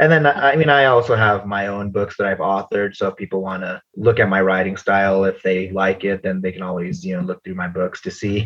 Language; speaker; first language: English; native; English